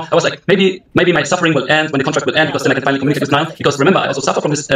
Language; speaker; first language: English; early bilingual, other home language; German